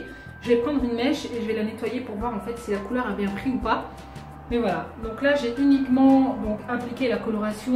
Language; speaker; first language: French; native; French